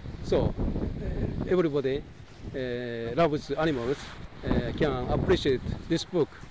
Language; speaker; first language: English; non-native, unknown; Japanese